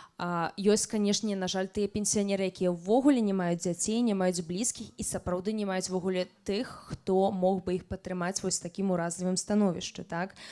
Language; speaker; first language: Belarusian; native; Belarusian